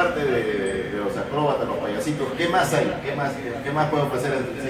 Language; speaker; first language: Spanish; native; Spanish